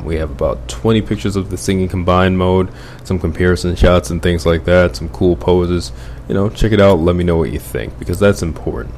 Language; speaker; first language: English; native; English